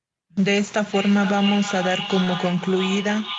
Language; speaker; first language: Spanish; native; Spanish